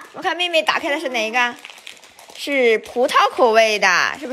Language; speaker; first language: Chinese; native; Chinese